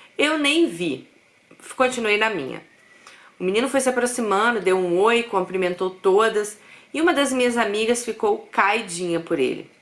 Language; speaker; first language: Portuguese; native; Portuguese